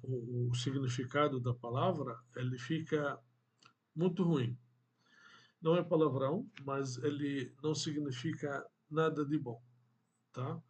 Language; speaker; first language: Portuguese; non-native, fluent; Arabic